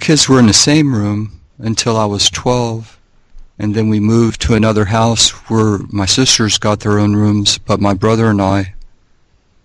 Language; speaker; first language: English; native; English